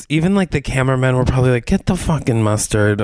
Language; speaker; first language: English; native; English